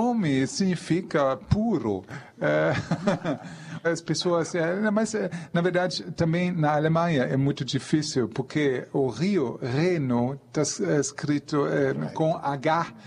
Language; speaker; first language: Portuguese; non-native, fluent; German